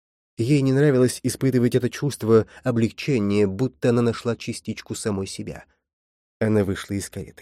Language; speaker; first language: Russian; native; Russian